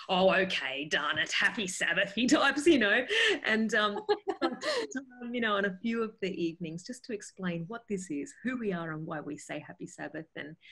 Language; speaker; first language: English; native; English